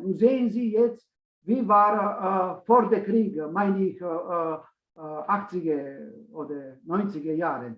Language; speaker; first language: German; non-native, learner; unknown